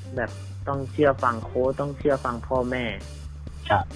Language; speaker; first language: Thai; early bilingual, heritage; Thai